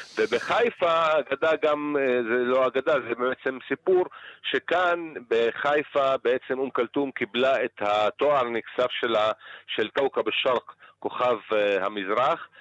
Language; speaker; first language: Hebrew; non-native, local second language; Arabic